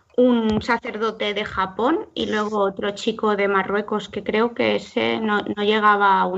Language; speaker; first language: Spanish; native; Spanish